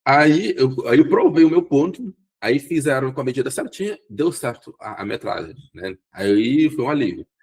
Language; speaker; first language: Portuguese; non-native, local second language; Kabuverdianu